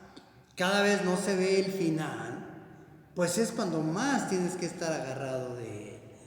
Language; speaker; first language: Spanish; native; Spanish